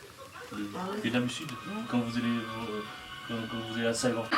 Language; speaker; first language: French; non-native, fluent; Vietnamese